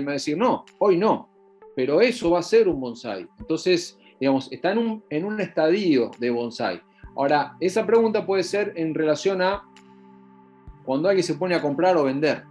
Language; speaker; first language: Spanish; native; Spanish